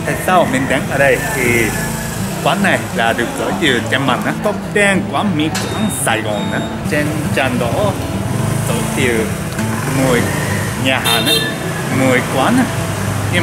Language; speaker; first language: Vietnamese; non-native, learner; Japanese